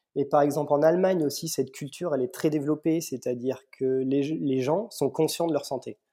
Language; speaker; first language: French; native; French